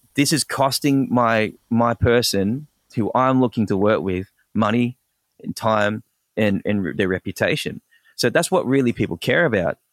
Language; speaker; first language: English; native; English